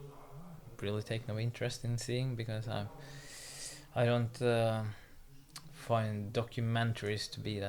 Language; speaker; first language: English; non-native, fluent; Norwegian